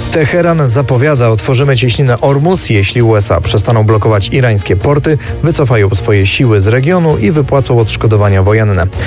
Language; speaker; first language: Polish; native; Polish